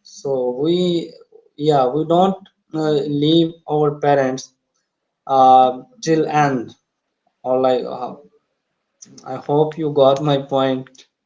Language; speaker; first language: English; non-native, learner; Urdu